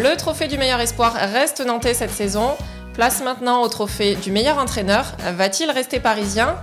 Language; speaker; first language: French; native; French